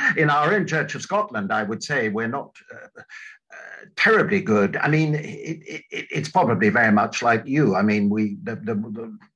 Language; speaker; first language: English; native; English